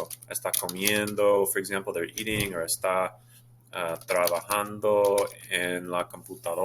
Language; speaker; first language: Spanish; non-native, fluent; English